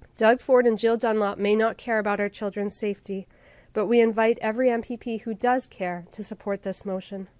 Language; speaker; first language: English; native; English